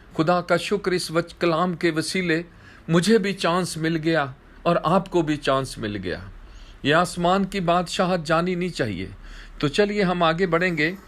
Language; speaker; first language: Hindi; non-native, local second language; Punjabi